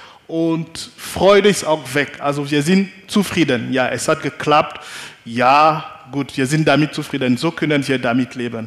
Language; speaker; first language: German; non-native, fluent; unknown